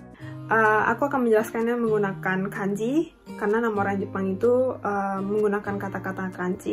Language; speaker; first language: Indonesian; non-native, fluent; Japanese